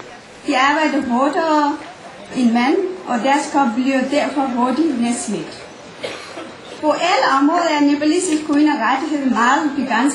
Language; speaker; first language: Danish; non-native, fluent; Nepali